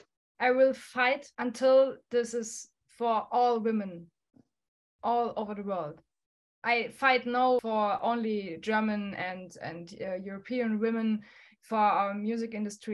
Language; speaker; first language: English; non-native, fluent; German